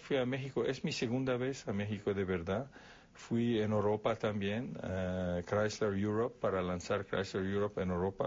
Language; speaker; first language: Spanish; non-native, fluent; Arabic